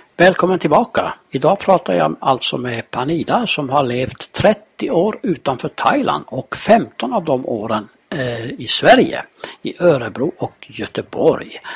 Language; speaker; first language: Swedish; native; Swedish